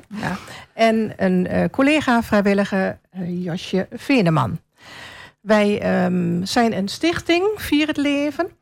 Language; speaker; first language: Dutch; native; Dutch